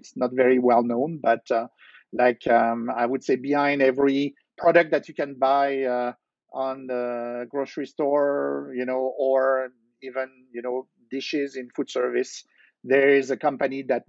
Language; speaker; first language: English; non-native, fluent; French